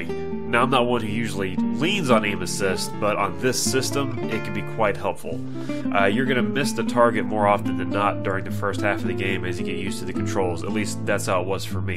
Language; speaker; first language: English; native; English